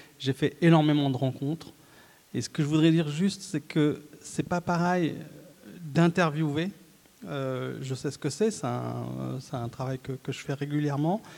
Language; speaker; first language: French; early bilingual, other home language; Arabic